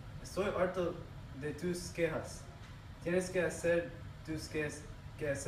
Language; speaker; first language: Spanish; non-native, learner; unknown